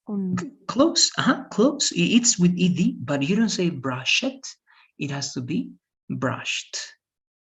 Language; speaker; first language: English; non-native, fluent; Spanish